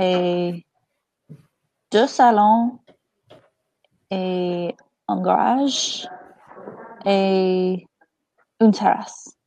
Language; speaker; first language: French; non-native, learner; English